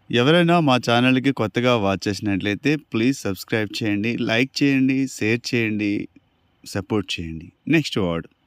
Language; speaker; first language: Telugu; non-native, local second language; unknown